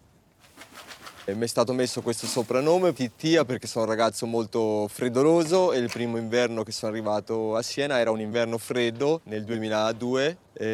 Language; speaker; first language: Italian; native; Italian